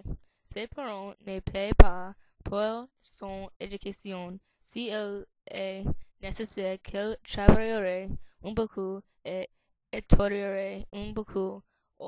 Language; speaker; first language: French; non-native, learner; English